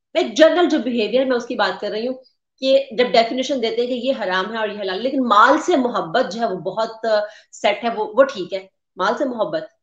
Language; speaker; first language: Urdu; native; Urdu